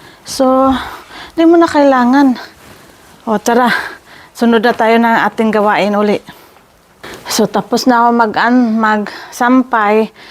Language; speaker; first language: Filipino; native; Filipino